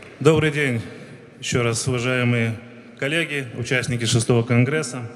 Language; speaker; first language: Russian; non-native, local second language; Gagauz